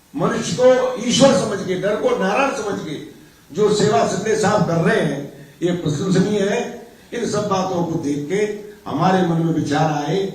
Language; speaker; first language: Hindi; native; Hindi